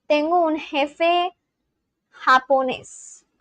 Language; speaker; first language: Spanish; non-native, learner; Bangla